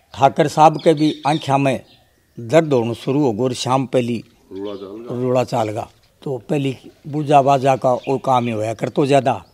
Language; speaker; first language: Hindi; native; Hindi